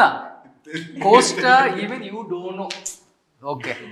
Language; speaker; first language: Telugu; native; Telugu